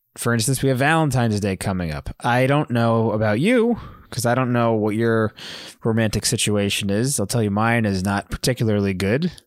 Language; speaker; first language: English; native; English